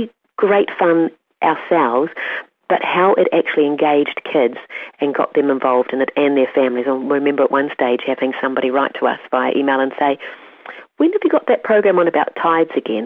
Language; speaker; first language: English; native; English